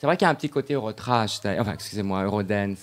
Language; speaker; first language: French; native; French